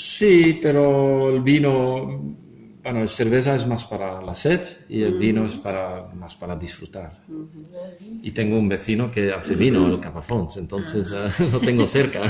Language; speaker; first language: Spanish; non-native, fluent; Dutch